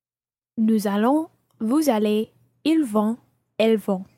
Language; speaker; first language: French; non-native, learner; English